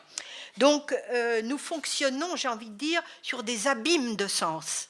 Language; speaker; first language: French; native; French